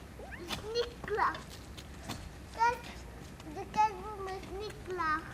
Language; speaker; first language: Dutch; early bilingual, heritage; Dutch